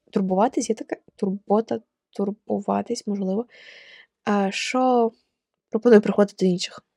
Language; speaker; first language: Ukrainian; non-native, local second language; Russian